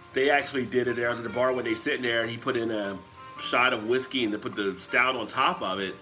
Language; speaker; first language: English; native; English